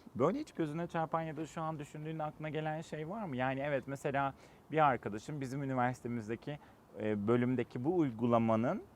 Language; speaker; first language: Turkish; native; Turkish